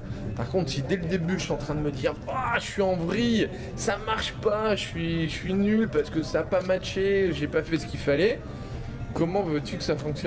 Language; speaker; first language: French; native; French